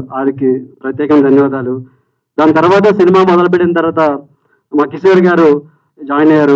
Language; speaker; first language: Telugu; native; Telugu